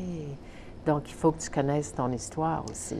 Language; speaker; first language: French; native; French